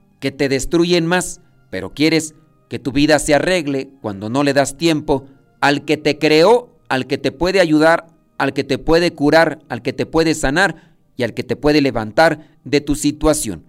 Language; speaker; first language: Spanish; native; Spanish